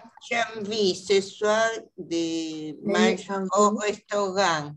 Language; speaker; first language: French; non-native, learner; Spanish